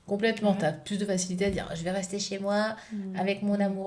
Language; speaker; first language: French; native; French